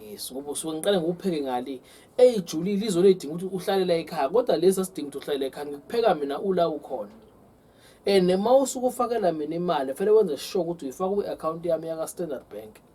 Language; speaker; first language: Zulu; native; Zulu